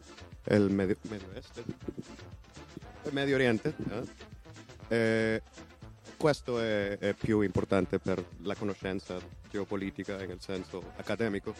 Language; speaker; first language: Italian; non-native, learner; Spanish